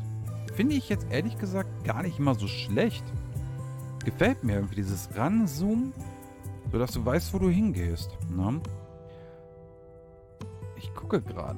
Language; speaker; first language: German; native; German